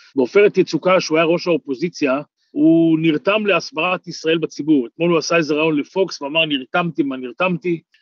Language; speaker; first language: Hebrew; native; Hebrew